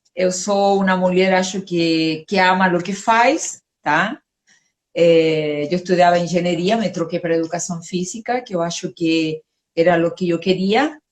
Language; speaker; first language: Portuguese; non-native, fluent; Spanish